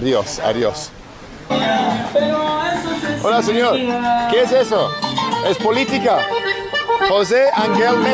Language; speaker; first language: Spanish; non-native, learner; English